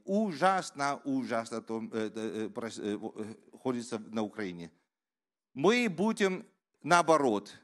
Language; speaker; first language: Russian; non-native, learner; Danish